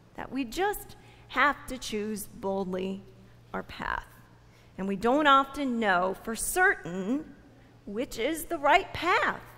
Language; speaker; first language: English; native; English